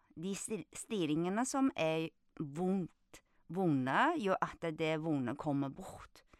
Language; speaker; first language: Norwegian; non-native, fluent; Chinese